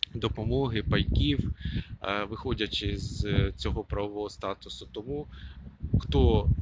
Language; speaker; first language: Ukrainian; non-native, local second language; Russian